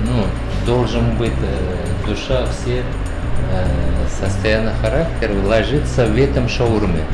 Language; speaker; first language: Russian; non-native, learner; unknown